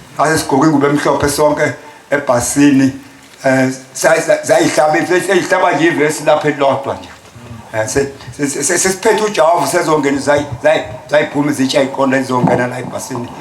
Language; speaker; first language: Zulu; native; Zulu